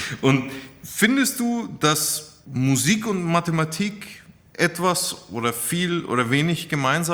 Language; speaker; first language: German; native; German